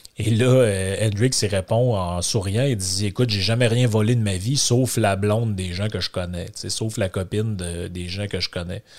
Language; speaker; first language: French; native; French